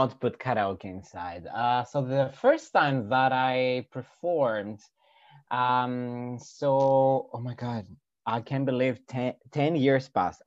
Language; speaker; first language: English; non-native, fluent; Greek